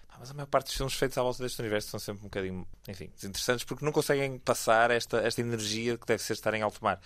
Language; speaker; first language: Portuguese; native; Portuguese